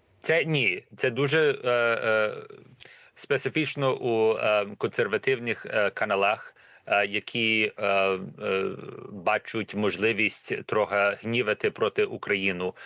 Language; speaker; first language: Ukrainian; early bilingual, heritage; Ukrainian